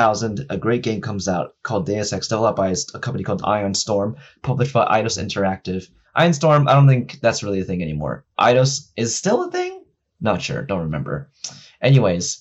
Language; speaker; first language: English; native; English